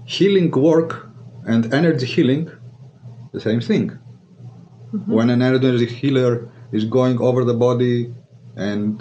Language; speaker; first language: English; non-native, fluent; Greek